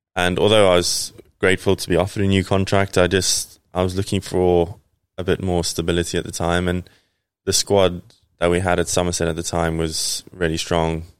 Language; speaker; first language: English; native; English